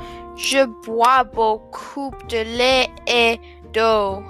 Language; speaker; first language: French; non-native, learner; English